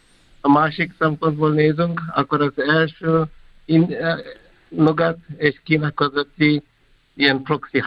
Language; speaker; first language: Hungarian; non-native, fluent; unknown